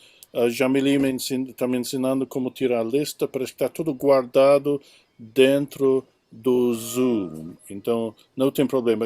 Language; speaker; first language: Portuguese; non-native, fluent; English